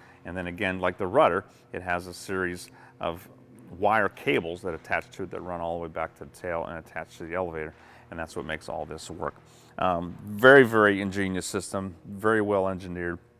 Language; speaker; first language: English; native; English